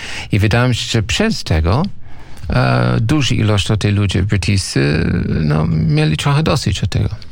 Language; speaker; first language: Polish; non-native, learner; English